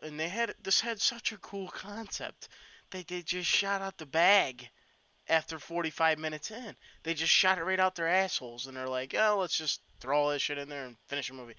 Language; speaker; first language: English; native; English